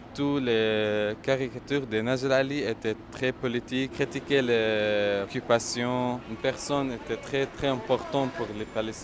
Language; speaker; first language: French; non-native, fluent; Arabic